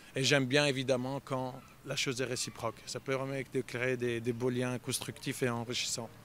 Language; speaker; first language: French; early bilingual, heritage; French